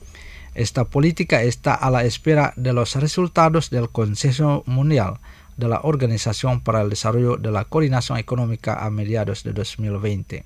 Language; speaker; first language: Spanish; non-native, fluent; Indonesian